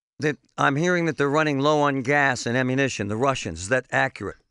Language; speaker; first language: English; native; English